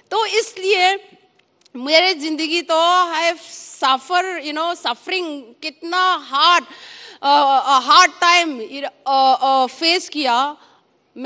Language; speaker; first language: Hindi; non-native, local second language; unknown